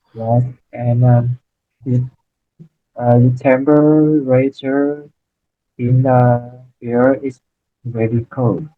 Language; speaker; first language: English; non-native, learner; Vietnamese